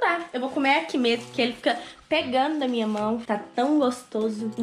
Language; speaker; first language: Portuguese; native; Portuguese